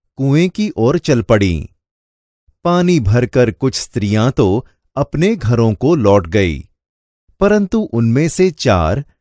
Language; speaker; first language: Hindi; non-native, local second language; Gujarati